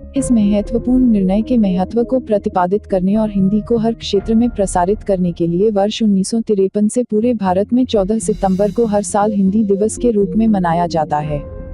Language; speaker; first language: Hindi; native; Hindi